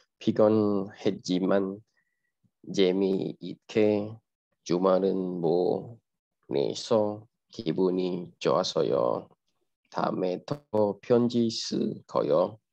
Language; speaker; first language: Korean; non-native, learner; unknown